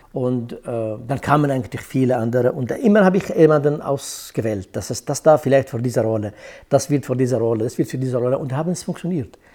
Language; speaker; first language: German; non-native, fluent; Kurdish